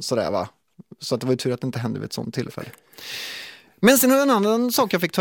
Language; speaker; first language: Swedish; native; Swedish